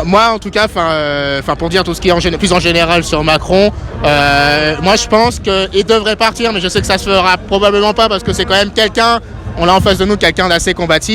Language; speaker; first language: French; native; French